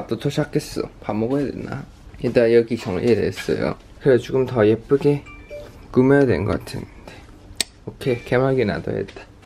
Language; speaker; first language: Korean; non-native, fluent; Thai